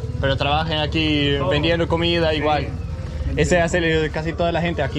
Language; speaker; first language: Spanish; non-native, learner; Danish